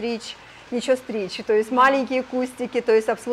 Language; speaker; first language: Russian; native; Russian